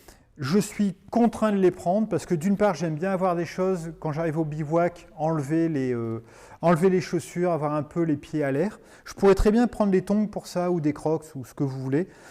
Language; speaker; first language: French; native; French